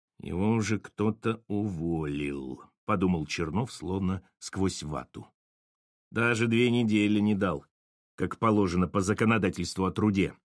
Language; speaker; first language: Russian; native; Russian